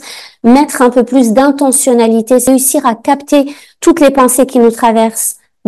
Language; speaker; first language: French; native; French